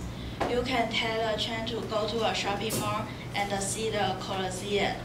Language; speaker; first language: English; non-native, learner; Chinese